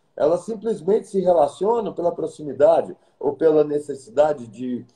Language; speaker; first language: Portuguese; native; Portuguese